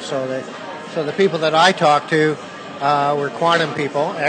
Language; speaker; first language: English; native; English